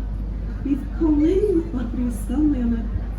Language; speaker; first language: Welsh; native; Welsh